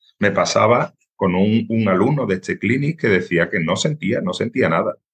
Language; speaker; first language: Spanish; native; Spanish